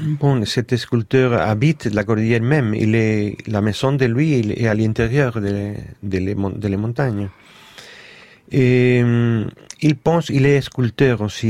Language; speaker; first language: French; non-native, fluent; Spanish